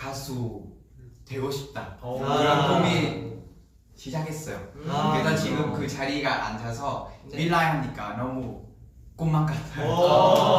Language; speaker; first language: Korean; non-native, fluent; Vietnamese